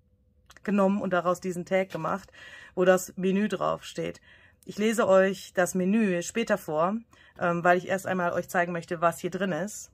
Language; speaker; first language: German; native; German